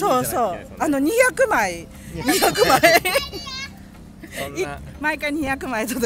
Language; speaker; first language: Japanese; native; Japanese